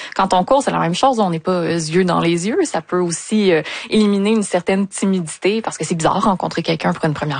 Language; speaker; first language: French; native; French